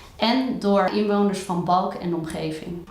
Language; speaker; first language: Dutch; native; Dutch